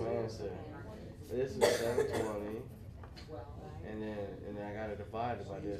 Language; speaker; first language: English; native; English